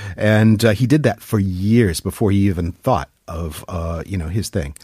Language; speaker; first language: English; native; English